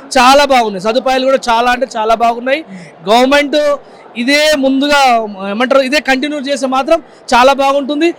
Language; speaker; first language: Telugu; native; Telugu